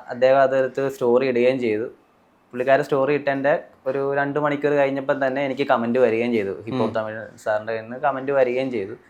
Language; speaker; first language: Malayalam; native; Malayalam